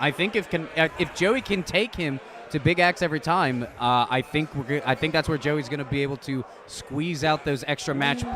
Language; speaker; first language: English; native; English